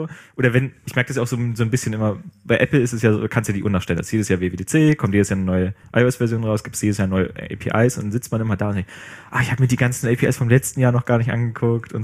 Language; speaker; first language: German; native; German